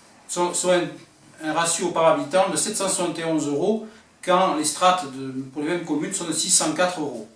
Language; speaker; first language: French; native; French